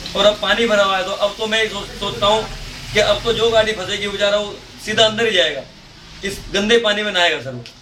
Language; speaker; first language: Hindi; native; Hindi